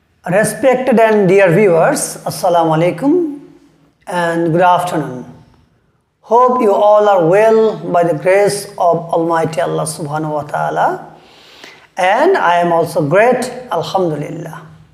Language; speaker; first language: English; non-native, local second language; Bangla